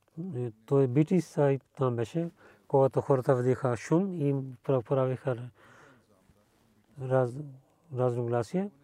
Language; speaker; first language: Bulgarian; non-native, learner; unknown